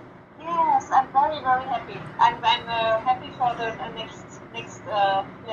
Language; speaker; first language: English; non-native, fluent; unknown